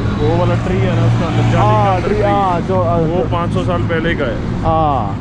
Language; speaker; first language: Hindi; non-native, local second language; Punjabi